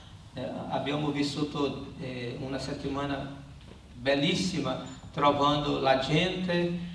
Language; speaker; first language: Italian; non-native, learner; Portuguese